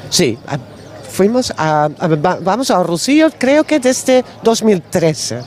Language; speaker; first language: Spanish; non-native, learner; Dutch